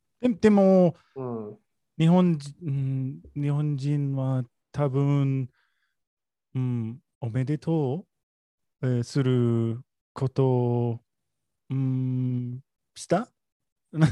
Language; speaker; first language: Japanese; non-native, learner; English